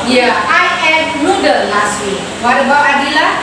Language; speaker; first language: English; non-native, learner; Indonesian